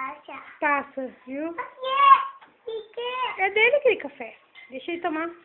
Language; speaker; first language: Portuguese; native; Portuguese